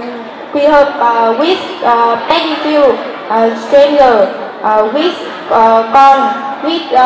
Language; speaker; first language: English; non-native, learner; Vietnamese